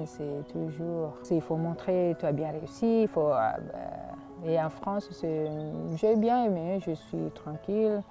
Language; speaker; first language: French; non-native, fluent; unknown